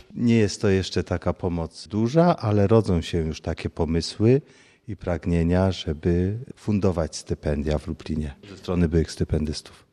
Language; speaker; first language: Polish; native; Polish